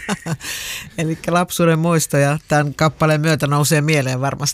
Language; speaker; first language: Finnish; native; Finnish